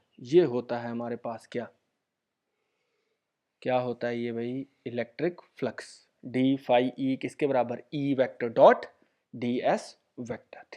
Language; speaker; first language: Hindi; native; Hindi